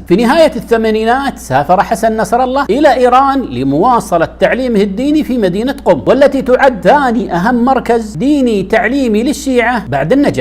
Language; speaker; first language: Arabic; native; Arabic